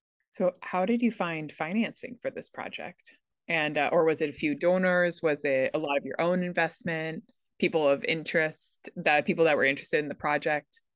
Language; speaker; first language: English; native; English